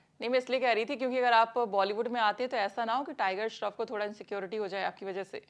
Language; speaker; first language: Hindi; native; Hindi